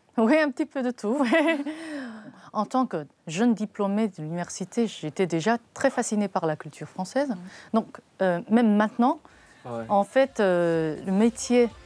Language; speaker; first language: French; non-native, fluent; Chinese